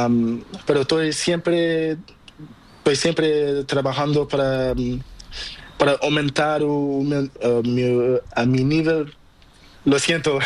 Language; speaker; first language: Spanish; non-native, learner; Portuguese